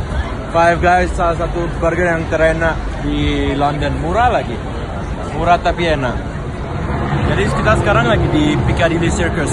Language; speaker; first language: Indonesian; early bilingual, other home language; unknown